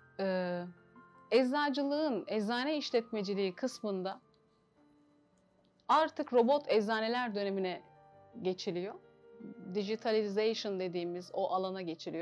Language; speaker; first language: Turkish; native; Turkish